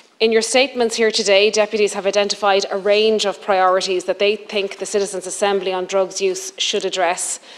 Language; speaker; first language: English; native; English